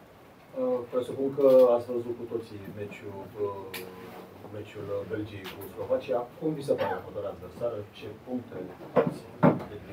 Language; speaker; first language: Romanian; native; Romanian